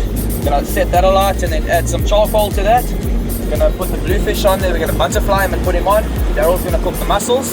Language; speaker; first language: English; native; English